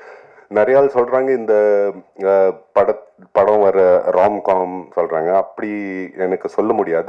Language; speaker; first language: Tamil; non-native, local second language; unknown